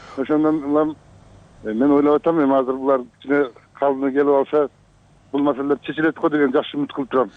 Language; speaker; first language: Kyrgyz; non-native, local second language; Uzbek